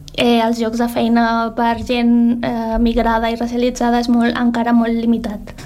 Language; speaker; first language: Catalan; early bilingual, other home language; Spanish